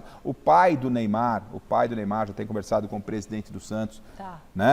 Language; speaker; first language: Portuguese; native; Portuguese